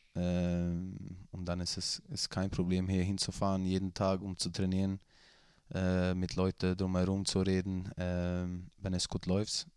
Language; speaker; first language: German; non-native, fluent; Swedish